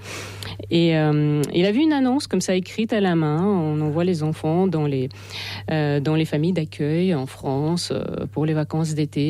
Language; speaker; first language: French; non-native, fluent; Russian